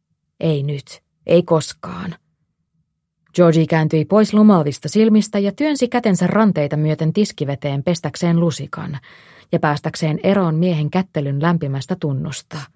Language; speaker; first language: Finnish; native; Finnish